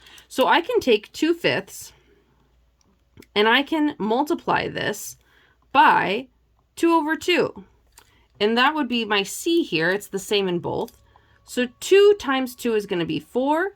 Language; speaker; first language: English; native; English